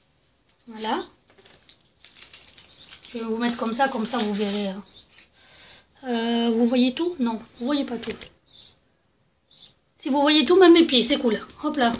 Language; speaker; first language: French; native; French